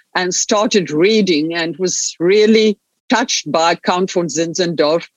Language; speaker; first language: English; non-native, local second language; Afrikaans